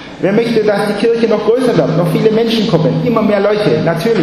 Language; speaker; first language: German; non-native, fluent; Chinese